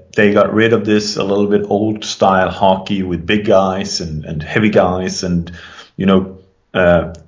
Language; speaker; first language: English; non-native, fluent; Swedish